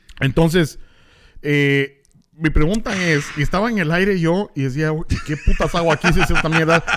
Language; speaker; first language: Spanish; native; Spanish